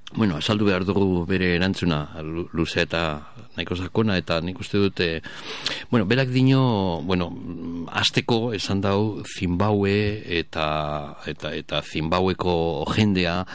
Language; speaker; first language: Basque; native; Basque